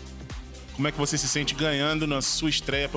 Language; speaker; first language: Portuguese; native; Portuguese